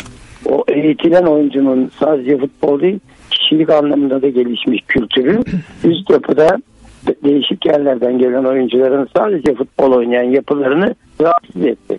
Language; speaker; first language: Turkish; native; Turkish